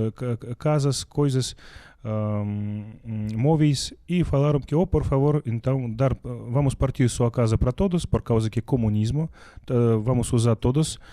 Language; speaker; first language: Portuguese; non-native, learner; Russian